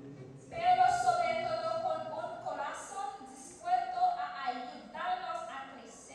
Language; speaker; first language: Spanish; non-native, learner; French